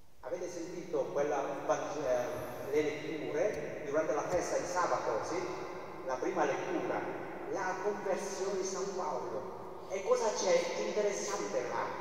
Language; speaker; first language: Italian; non-native, fluent; Vietnamese